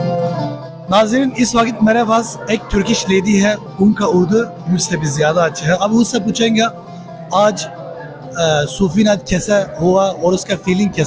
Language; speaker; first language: Hindi; non-native, learner; Turkish